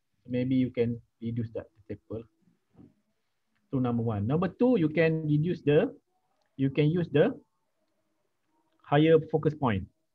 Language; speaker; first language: English; non-native, local second language; Malay